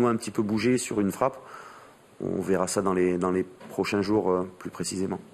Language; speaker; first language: French; native; French